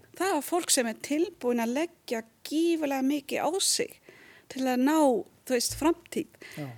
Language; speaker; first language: Icelandic; non-native, fluent; German